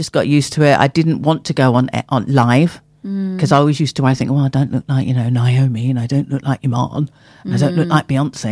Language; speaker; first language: English; native; English